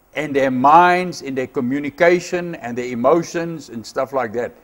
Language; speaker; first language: English; non-native, local second language; Afrikaans